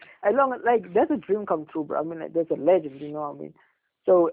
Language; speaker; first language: English; non-native, local second language; Afrikaans